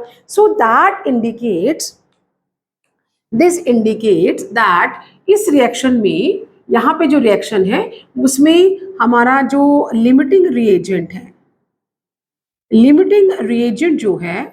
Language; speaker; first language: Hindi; native; Hindi